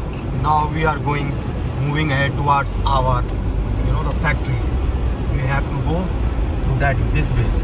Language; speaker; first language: English; non-native, local second language; Hindi